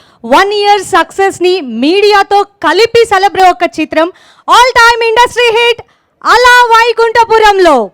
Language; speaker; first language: Telugu; native; Telugu